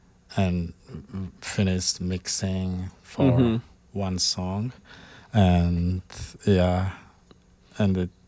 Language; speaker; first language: English; non-native, fluent; Malagasy